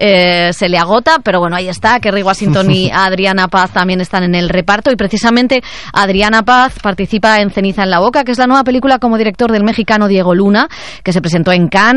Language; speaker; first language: Spanish; native; Spanish